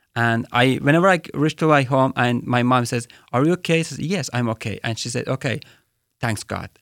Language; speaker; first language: English; non-native, fluent; Persian